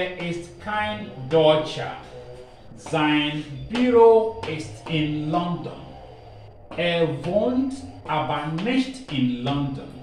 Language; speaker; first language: German; non-native, learner; Akan